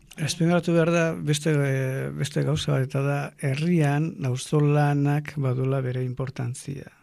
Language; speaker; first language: Basque; non-native, local second language; Spanish